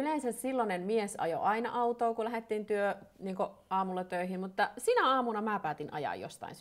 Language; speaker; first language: Finnish; native; Finnish